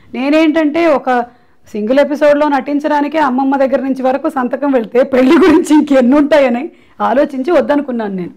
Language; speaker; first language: Telugu; non-native, local second language; Malayalam